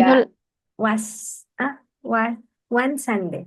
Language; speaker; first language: Japanese; non-native, learner; Filipino